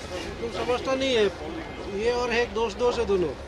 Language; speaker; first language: Hindi; non-native, local second language; Khasi